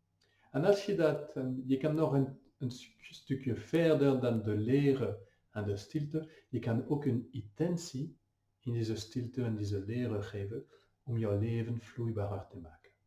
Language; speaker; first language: Dutch; non-native, fluent; French